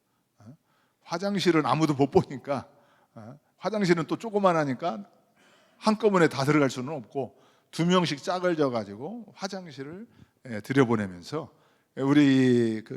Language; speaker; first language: Korean; native; Korean